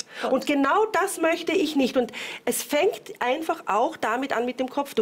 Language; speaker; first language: German; native; German